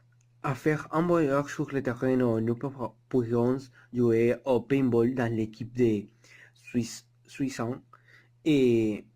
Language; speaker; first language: French; non-native, learner; Spanish